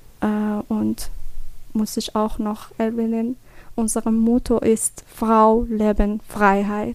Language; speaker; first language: German; non-native, learner; Persian